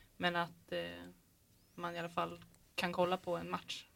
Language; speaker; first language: Swedish; native; Swedish